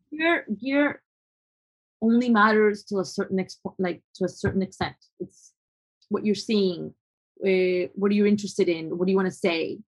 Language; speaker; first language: English; non-native, fluent; Spanish